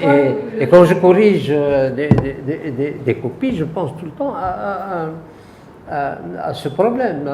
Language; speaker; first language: French; non-native, local second language; Arabic